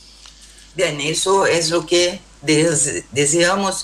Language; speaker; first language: Spanish; non-native, learner; Portuguese